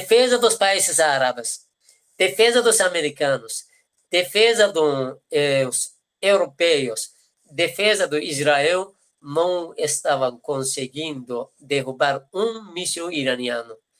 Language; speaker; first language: Portuguese; non-native, fluent; Persian